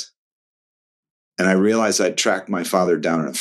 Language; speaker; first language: English; native; English